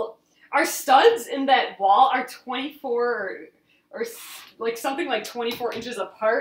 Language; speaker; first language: English; native; English